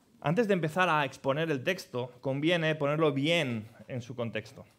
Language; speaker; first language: Spanish; native; Spanish